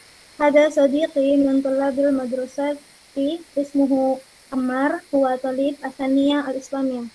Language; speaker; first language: Arabic; non-native, learner; Indonesian